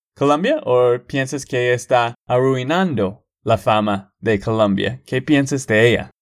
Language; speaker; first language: Spanish; non-native, fluent; English